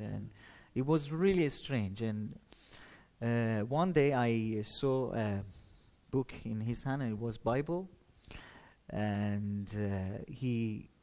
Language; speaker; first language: English; non-native, learner; Persian